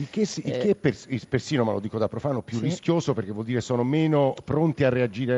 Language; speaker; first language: Italian; native; Italian